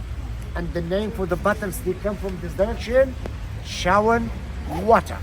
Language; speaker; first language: English; non-native, learner; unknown